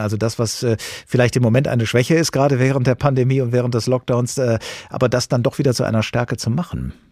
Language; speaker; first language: German; native; German